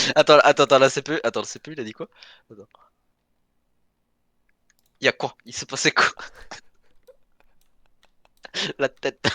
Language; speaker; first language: French; native; French